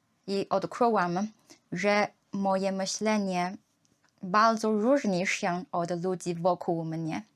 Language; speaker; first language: Polish; non-native, learner; Chinese